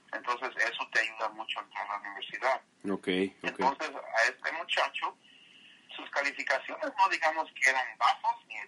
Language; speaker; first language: Spanish; early bilingual, heritage; Spanish